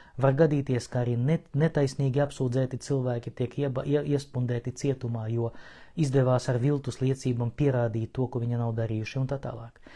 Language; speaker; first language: Latvian; non-native, local second language; Russian